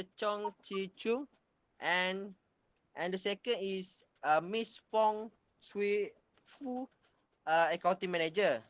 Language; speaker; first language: English; non-native, local second language; Malay